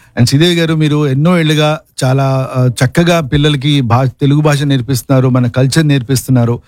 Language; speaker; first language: Telugu; native; Telugu